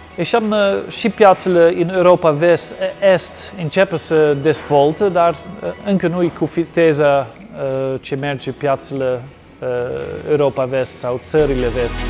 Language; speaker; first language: Romanian; non-native, learner; Dutch